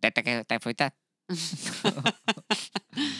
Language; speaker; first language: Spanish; non-native, learner; English